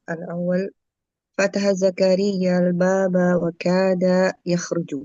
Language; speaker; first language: Arabic; non-native, learner; Indonesian